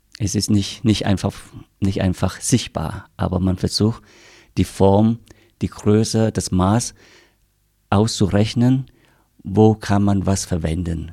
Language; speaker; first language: German; non-native, fluent; Vietnamese